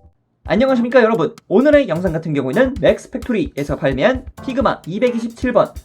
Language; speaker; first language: Korean; native; Korean